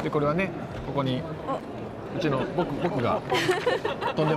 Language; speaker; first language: Japanese; native; Japanese